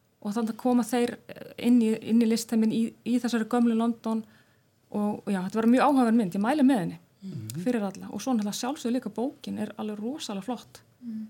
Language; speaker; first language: Icelandic; native; Icelandic